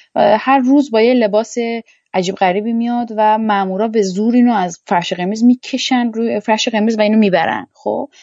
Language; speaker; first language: Persian; native; Persian